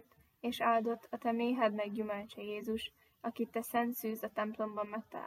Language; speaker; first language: Hungarian; native; Hungarian